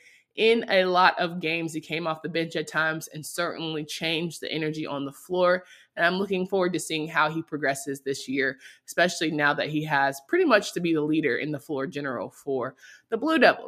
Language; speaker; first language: English; native; English